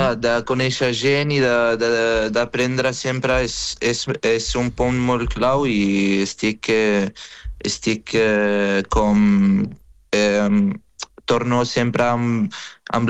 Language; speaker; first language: Catalan; non-native, fluent; Arabic